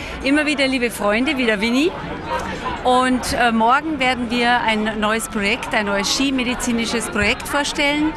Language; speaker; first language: German; native; German